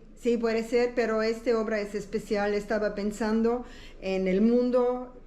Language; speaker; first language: Spanish; non-native, learner; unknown